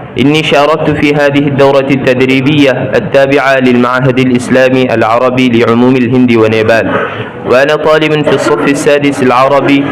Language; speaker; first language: Arabic; non-native, learner; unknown